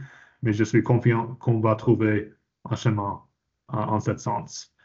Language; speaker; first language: French; non-native, fluent; English